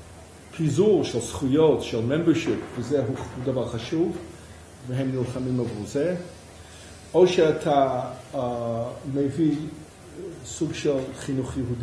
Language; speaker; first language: Hebrew; non-native, fluent; English